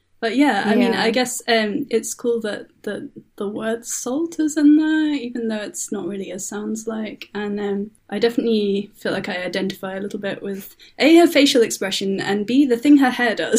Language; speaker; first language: English; native; English